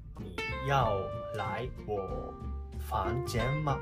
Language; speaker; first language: Chinese; non-native, learner; Japanese